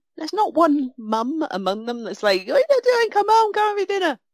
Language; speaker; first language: English; native; English